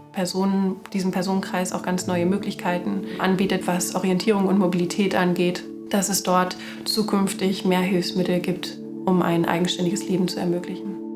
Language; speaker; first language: German; native; German